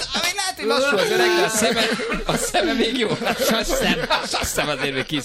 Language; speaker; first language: Hungarian; native; Hungarian